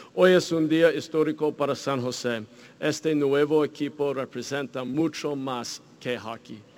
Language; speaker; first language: Spanish; non-native, learner; English